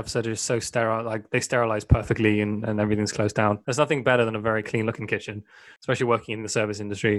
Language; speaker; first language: English; native; English